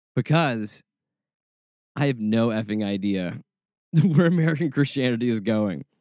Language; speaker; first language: English; native; English